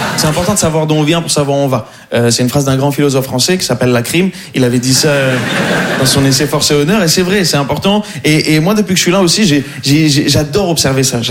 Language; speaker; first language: French; native; French